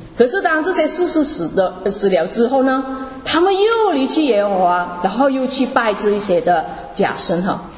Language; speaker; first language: Chinese; native; Chinese